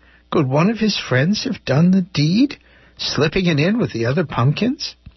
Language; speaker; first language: English; native; English